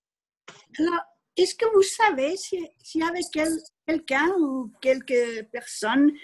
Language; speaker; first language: French; non-native, learner; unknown